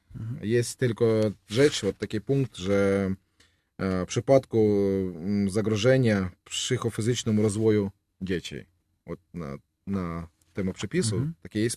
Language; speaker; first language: Polish; non-native, learner; Russian